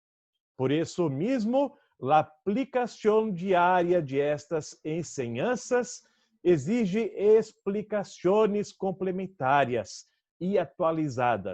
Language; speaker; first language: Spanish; non-native, learner; Portuguese